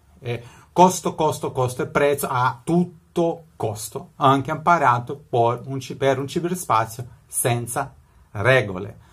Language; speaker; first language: Italian; non-native, fluent; Spanish